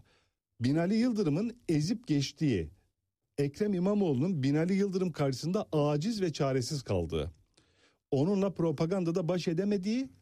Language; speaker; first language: Turkish; native; Turkish